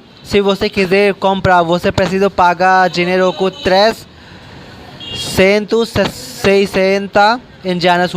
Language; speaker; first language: Portuguese; non-native, learner; Hindi